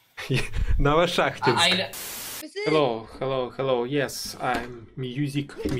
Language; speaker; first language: English; non-native, learner; Russian